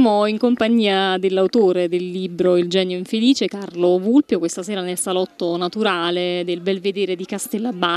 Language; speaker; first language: Italian; native; Italian